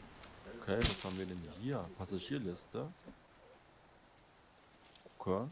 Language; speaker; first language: German; native; German